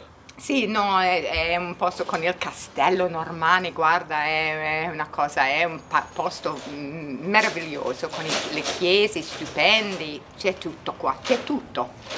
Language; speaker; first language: Italian; non-native, fluent; English